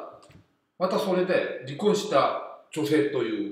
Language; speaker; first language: Japanese; non-native, fluent; Korean